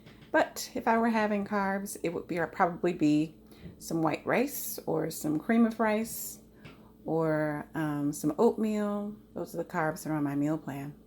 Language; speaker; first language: English; native; English